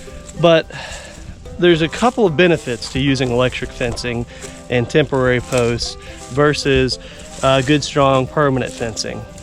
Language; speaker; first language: English; native; English